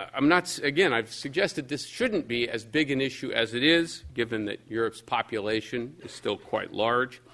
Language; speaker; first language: English; native; English